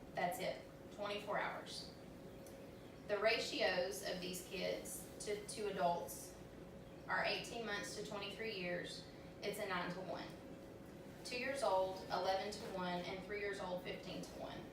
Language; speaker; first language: English; native; English